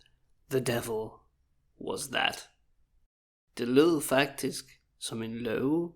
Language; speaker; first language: Danish; native; Danish